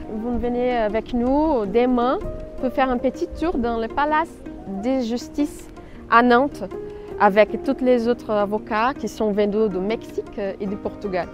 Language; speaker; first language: French; non-native, fluent; Portuguese